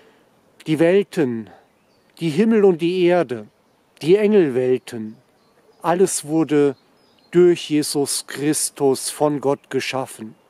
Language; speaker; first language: German; native; German